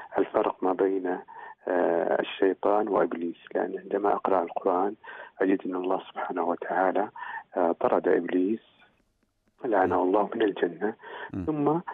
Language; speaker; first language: Arabic; native; Arabic